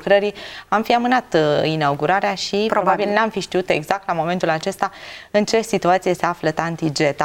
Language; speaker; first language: Romanian; native; Romanian